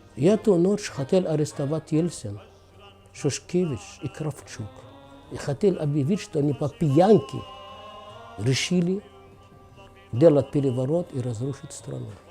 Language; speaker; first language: Russian; non-native, fluent; Arabic